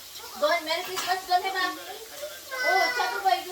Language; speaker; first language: Korean; non-native, learner; Filipino